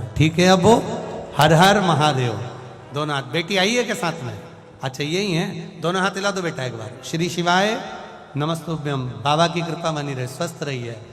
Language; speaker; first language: Hindi; native; Hindi